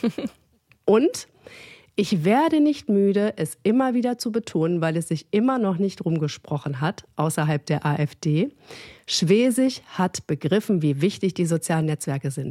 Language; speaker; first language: German; native; German